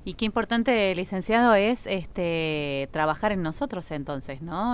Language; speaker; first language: Spanish; native; Spanish